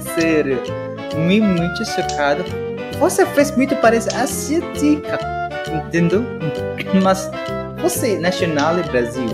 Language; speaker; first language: Portuguese; non-native, learner; Indonesian